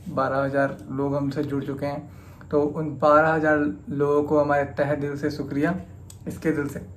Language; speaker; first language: Hindi; native; Hindi